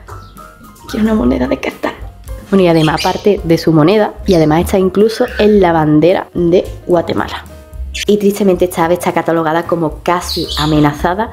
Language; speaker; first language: Spanish; native; Spanish